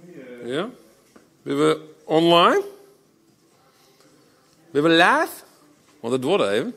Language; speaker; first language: Dutch; non-native, local second language; Western Frisian